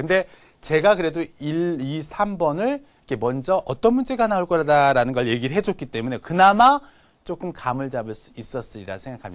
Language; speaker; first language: Korean; native; Korean